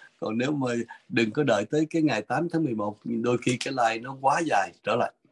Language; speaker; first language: Vietnamese; native; Vietnamese